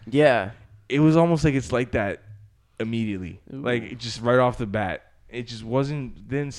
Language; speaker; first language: English; early bilingual, other home language; Spanish